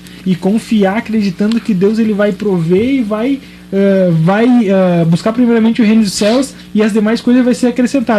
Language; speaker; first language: Portuguese; native; Portuguese